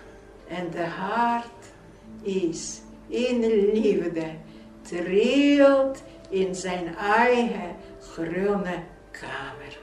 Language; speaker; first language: Dutch; non-native, fluent; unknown